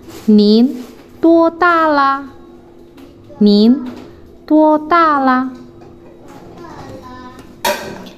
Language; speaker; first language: Chinese; non-native, fluent; Indonesian